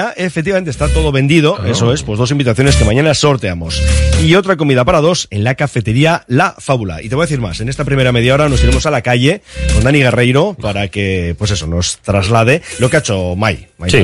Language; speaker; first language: Spanish; native; Spanish